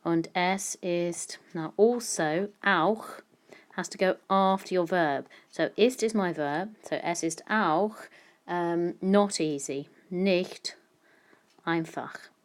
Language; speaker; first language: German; non-native, fluent; English